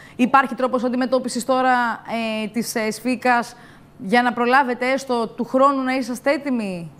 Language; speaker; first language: Greek; native; Greek